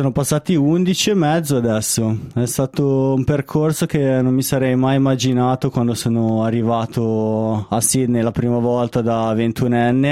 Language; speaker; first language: Italian; native; Italian